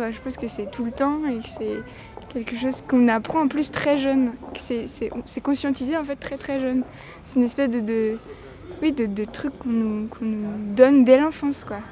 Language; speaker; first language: French; native; French